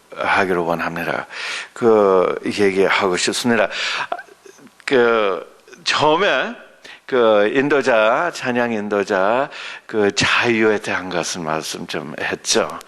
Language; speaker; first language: Korean; early bilingual, other home language; English